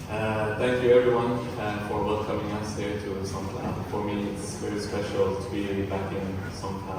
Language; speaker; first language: English; early bilingual, heritage; English